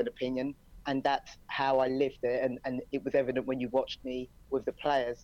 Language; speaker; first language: English; native; English